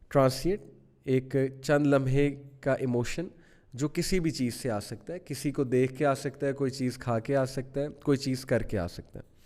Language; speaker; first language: Urdu; native; Urdu